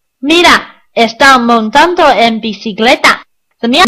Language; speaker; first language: Spanish; non-native, learner; Chinese